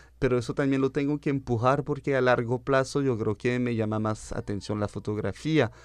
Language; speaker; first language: Spanish; early bilingual, heritage; French